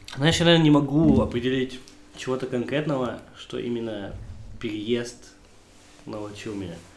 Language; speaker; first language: Russian; native; Russian